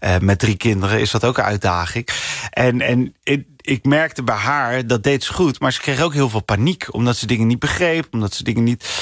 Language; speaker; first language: Dutch; early bilingual, other home language; Punjabi